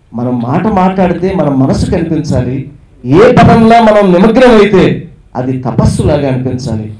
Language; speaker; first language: Telugu; native; Telugu